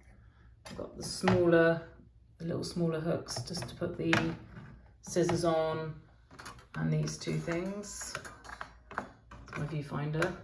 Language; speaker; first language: English; native; English